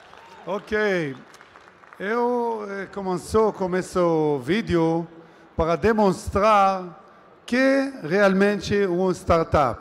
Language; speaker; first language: Portuguese; non-native, learner; Hebrew